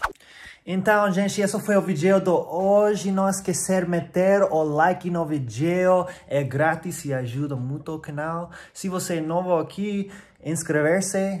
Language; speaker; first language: Portuguese; non-native, learner; English